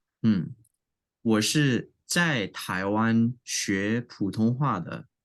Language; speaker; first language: Chinese; non-native, learner; English